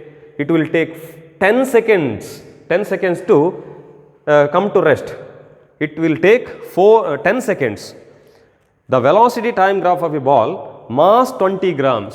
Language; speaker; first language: English; non-native, local second language; Kannada